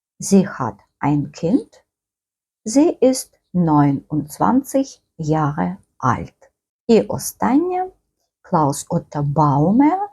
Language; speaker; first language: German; non-native, fluent; Ukrainian